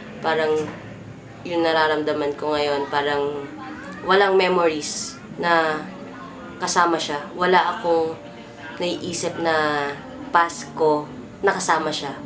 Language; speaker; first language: Filipino; native; Filipino